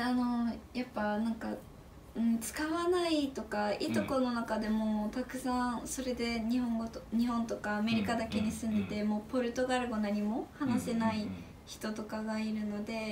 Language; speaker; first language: Japanese; early bilingual, other home language; Portuguese